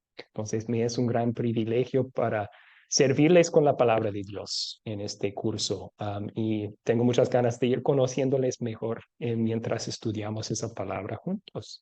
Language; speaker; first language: Spanish; non-native, fluent; English